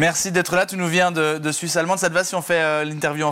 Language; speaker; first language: French; native; French